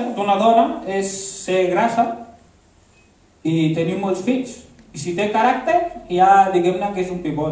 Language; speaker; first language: Catalan; early bilingual, other home language; Arabic